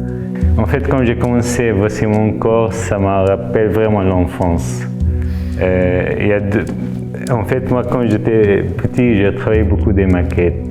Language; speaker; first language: French; non-native, fluent; Arabic